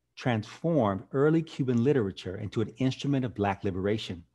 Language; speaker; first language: English; native; English